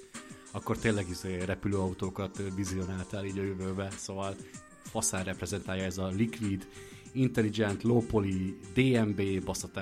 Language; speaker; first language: Hungarian; native; Hungarian